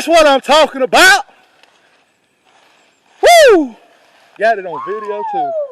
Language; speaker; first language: English; native; English